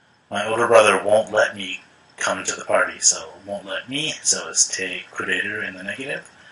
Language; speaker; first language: English; native; English